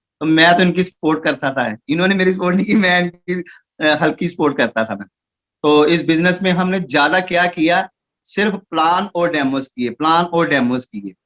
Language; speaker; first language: Hindi; non-native, local second language; Punjabi